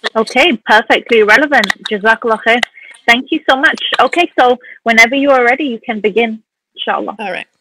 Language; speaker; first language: English; native; English